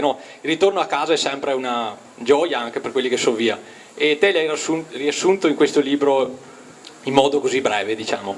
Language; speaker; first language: Italian; native; Italian